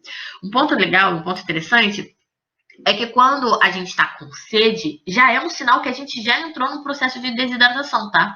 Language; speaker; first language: Portuguese; native; Portuguese